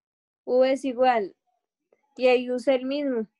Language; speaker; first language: Spanish; native; Spanish